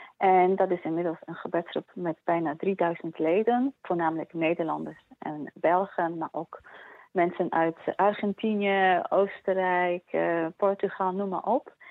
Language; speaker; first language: Dutch; early bilingual, other home language; Polish